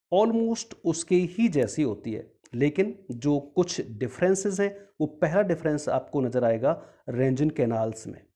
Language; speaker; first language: Hindi; native; Hindi